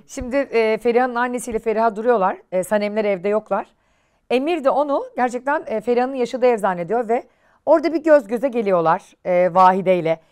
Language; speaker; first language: Turkish; native; Turkish